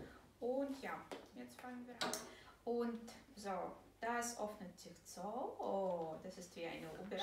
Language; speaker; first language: German; non-native, fluent; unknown